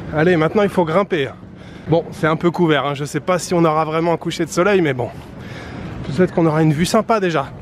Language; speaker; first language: French; native; French